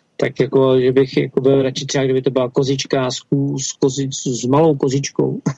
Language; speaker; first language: Czech; native; Czech